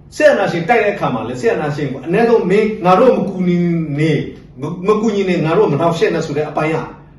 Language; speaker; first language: Burmese; non-native, local second language; S'gaw Karen